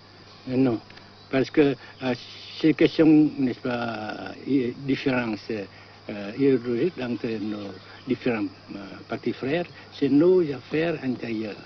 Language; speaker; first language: French; non-native, local second language; Vietnamese